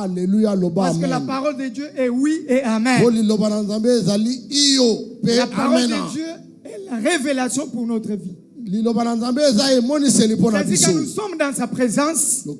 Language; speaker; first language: French; non-native, local second language; Lingala